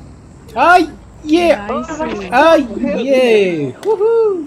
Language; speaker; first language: English; non-native, learner; Korean